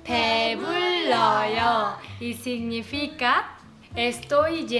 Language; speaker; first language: Spanish; non-native, fluent; Korean